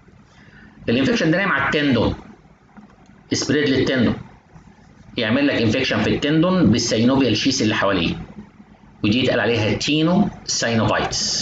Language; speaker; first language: Arabic; native; Arabic